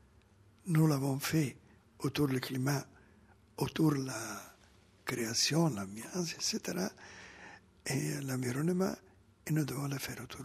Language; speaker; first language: French; non-native, fluent; Italian